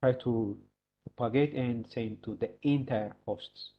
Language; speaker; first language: English; non-native, local second language; Amharic